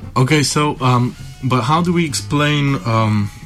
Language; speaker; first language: English; non-native, fluent; Slovenian